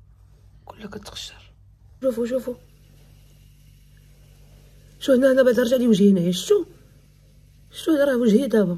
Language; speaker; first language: Arabic; native; Arabic